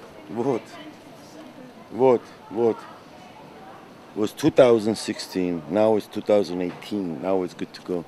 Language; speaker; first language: English; non-native, fluent; Armenian